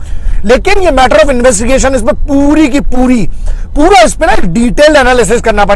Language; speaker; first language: Hindi; native; Hindi